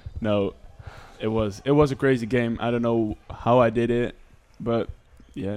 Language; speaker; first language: English; non-native, fluent; Dutch